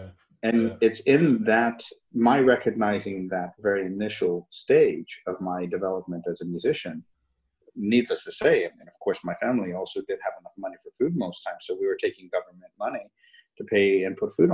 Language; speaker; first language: English; native; English